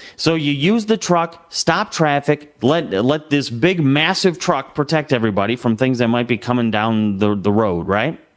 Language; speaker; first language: English; native; English